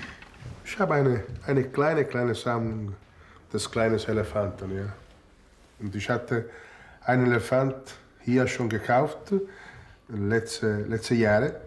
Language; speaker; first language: German; non-native, learner; Italian